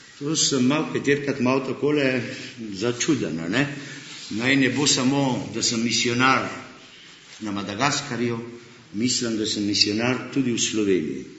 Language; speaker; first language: Slovenian; early bilingual, heritage; Slovenian